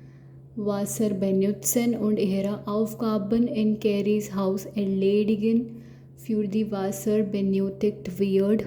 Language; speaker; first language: German; non-native, learner; Hindi